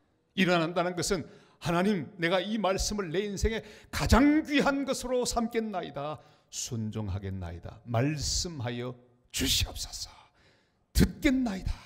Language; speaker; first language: Korean; native; Korean